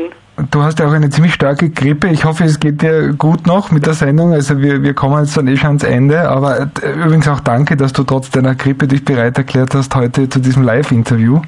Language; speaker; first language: German; native; German